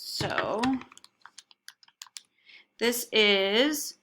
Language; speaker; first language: English; native; English